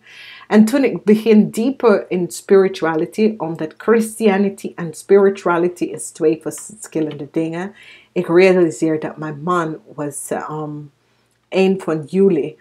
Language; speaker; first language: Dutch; non-native, learner; English